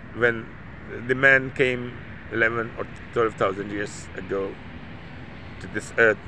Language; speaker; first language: English; non-native, local second language; Urdu